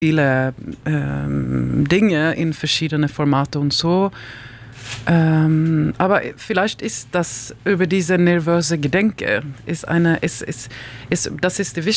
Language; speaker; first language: German; non-native, learner; Swedish